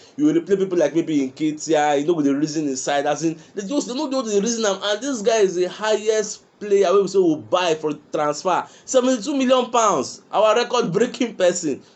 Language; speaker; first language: Nigerian Pidgin; non-native, local second language; Yoruba